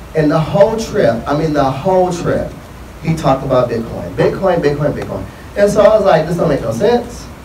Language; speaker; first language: English; native; English